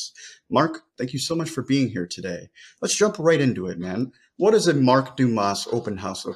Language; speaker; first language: English; native; English